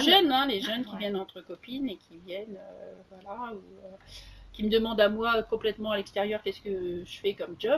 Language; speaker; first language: French; native; French